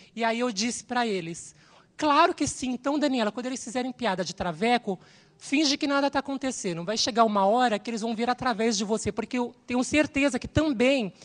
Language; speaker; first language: Portuguese; native; Portuguese